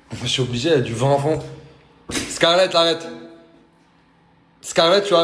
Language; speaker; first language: French; native; French